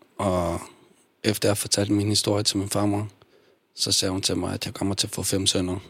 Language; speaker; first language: Danish; early bilingual, other home language; Bosnian